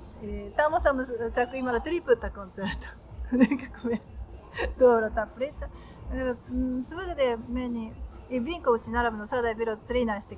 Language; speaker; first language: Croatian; non-native, learner; Japanese